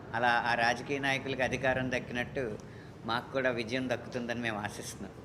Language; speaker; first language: Telugu; native; Telugu